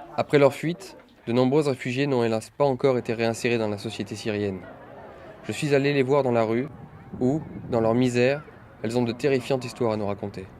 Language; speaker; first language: French; native; French